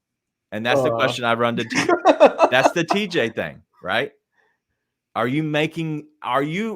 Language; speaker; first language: English; native; English